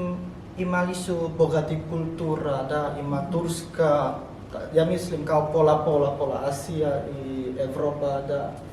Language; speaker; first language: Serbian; non-native, learner; Indonesian